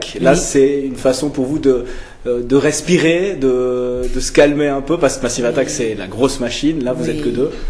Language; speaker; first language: French; native; French